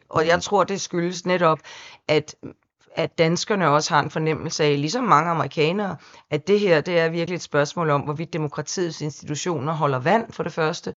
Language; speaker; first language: Danish; native; Danish